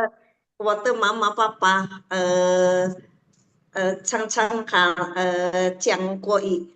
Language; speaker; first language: Chinese; non-native, learner; Indonesian